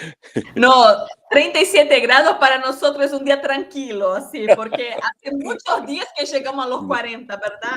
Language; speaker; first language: Spanish; non-native, fluent; Portuguese